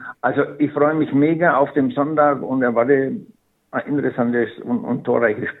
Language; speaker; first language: German; native; German